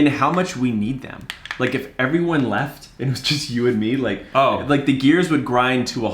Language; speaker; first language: English; native; English